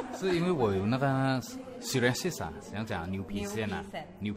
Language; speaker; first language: Chinese; early bilingual, heritage; Chinese